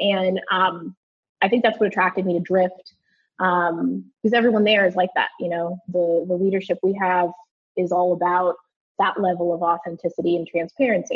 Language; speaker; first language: English; native; English